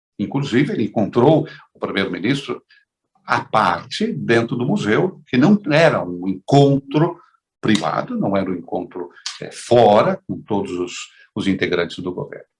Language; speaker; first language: Portuguese; native; Portuguese